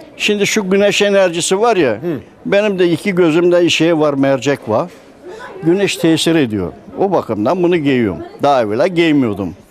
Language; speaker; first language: Turkish; native; Turkish